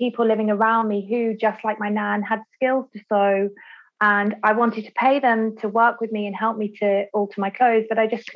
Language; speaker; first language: English; native; English